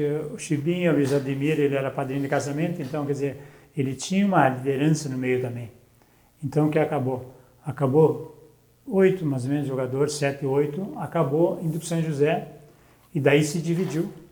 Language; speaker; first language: Portuguese; native; Portuguese